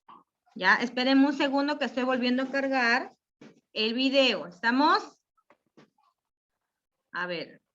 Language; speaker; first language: Spanish; native; Spanish